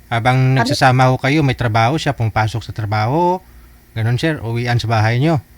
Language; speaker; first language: Filipino; native; Filipino